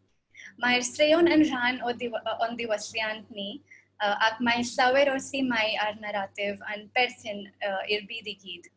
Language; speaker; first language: Welsh; non-native, fluent; Hindi